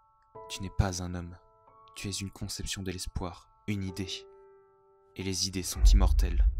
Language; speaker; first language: French; native; French